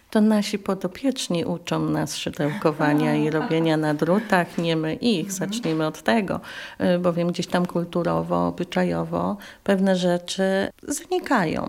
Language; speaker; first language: Polish; native; Polish